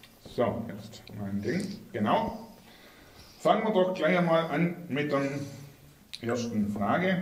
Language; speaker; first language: German; native; German